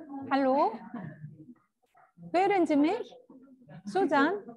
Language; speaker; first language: German; non-native, fluent; Korean